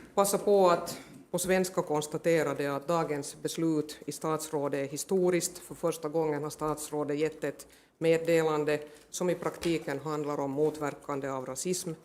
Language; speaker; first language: Swedish; native; Swedish